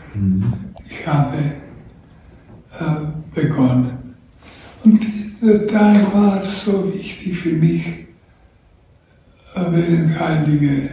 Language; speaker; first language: German; non-native, learner; Croatian